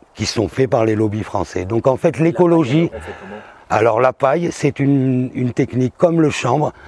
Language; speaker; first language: French; native; French